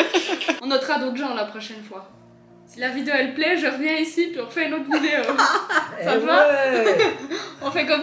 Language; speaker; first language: French; native; French